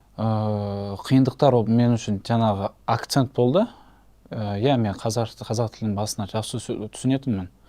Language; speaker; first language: Kazakh; non-native, local second language; Turkish